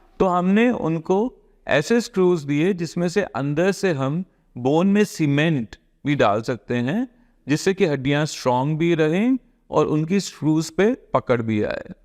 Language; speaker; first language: Hindi; native; Hindi